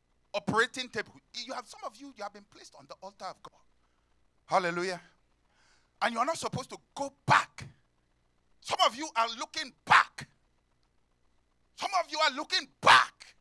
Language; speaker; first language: English; non-native, local second language; Yoruba